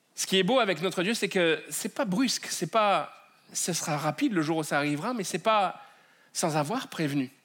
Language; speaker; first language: French; native; French